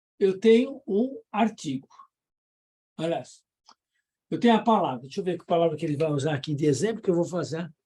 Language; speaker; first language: Portuguese; native; Portuguese